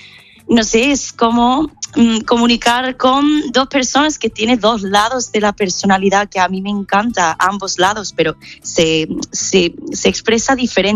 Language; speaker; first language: Spanish; non-native, fluent; English